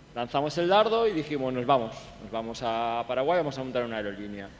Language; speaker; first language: Spanish; native; Spanish